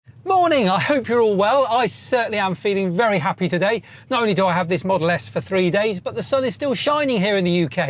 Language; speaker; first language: English; native; English